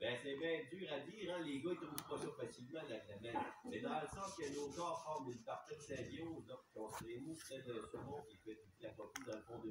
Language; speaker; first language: French; native; French